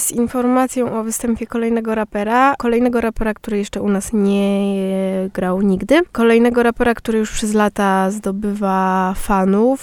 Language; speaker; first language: Polish; native; Polish